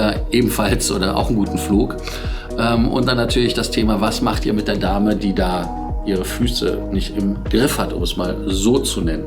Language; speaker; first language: German; native; German